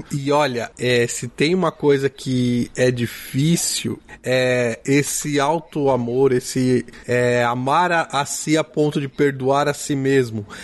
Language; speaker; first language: Portuguese; native; Portuguese